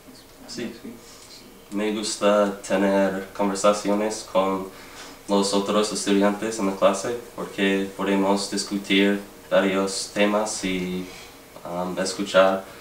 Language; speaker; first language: Spanish; non-native, learner; English